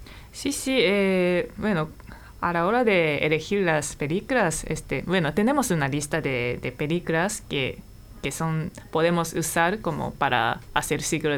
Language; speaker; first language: Spanish; non-native, fluent; Japanese